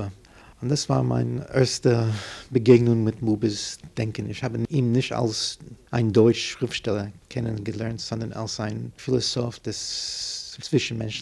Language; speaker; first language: German; non-native, fluent; English